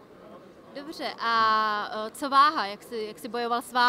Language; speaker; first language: Czech; native; Czech